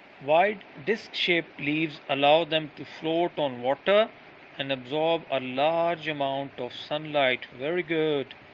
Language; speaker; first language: English; non-native, local second language; Urdu